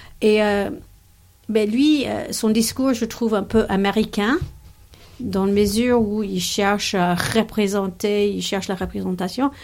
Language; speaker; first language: French; non-native, fluent; English